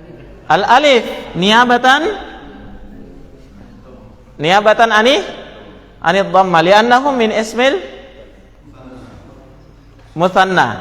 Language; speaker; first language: Arabic; non-native, fluent; Indonesian